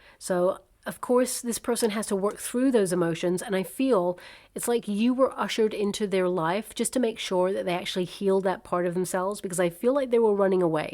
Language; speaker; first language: English; native; English